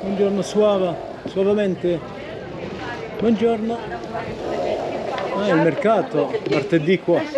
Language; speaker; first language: Italian; non-native, learner; French